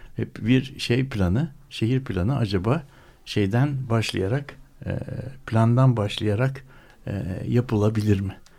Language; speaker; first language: Turkish; native; Turkish